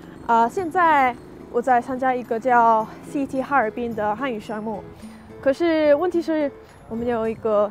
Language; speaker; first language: Chinese; non-native, fluent; English